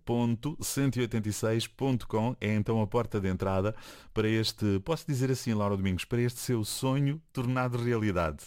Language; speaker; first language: Portuguese; native; Portuguese